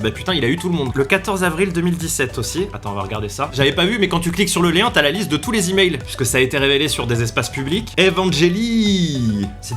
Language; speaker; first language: French; native; French